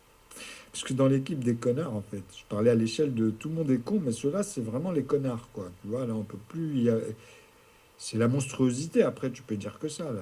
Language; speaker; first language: French; native; French